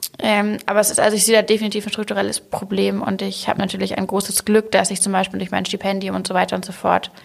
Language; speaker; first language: German; native; German